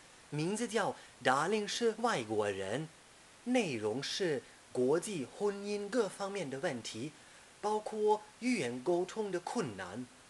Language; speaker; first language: Chinese; non-native, fluent; German